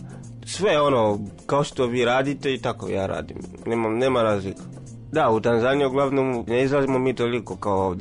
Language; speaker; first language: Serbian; non-native, learner; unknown